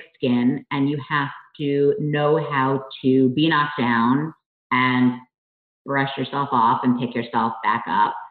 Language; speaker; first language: English; native; English